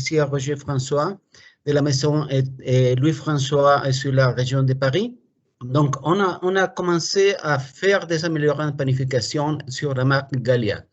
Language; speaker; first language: French; non-native, fluent; Spanish